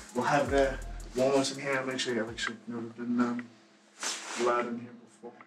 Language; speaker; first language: English; native; English